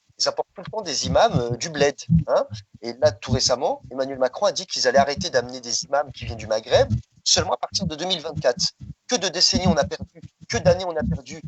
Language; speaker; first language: French; early bilingual, other home language; Riffian